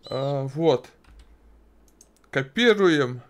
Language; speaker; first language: Russian; native; Russian